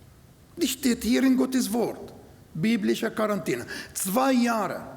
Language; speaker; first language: German; non-native, learner; Arabic